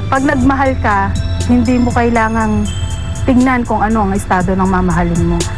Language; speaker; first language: Filipino; native; Filipino